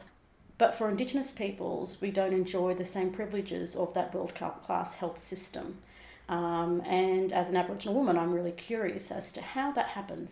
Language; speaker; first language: English; native; English